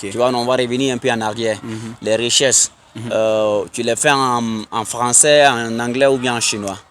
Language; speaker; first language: French; non-native, local second language; Bambara